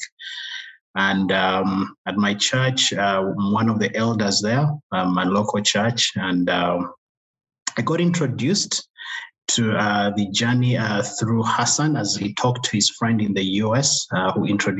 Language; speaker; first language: English; non-native, local second language; Kinyarwanda